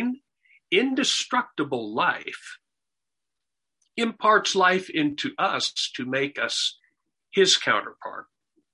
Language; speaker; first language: English; native; English